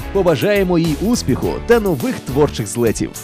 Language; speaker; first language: Ukrainian; native; Ukrainian